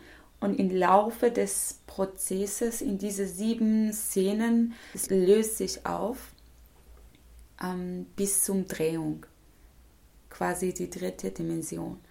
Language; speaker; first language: German; non-native, fluent; Persian